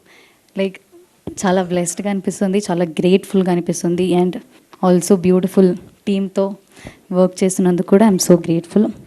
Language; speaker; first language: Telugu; non-native, learner; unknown